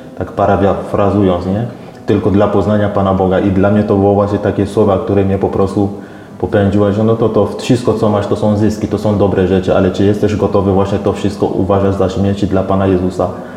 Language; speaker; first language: Polish; non-native, fluent; French